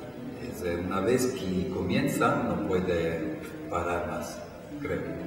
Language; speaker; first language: Spanish; non-native, fluent; Italian